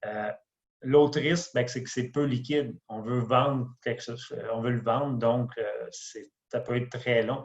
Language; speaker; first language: French; native; French